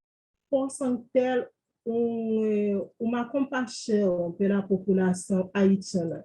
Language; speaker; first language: Portuguese; non-native, fluent; Haitian Creole